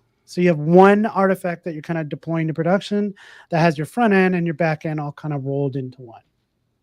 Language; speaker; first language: English; native; English